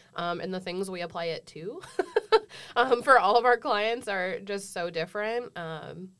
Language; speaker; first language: English; native; English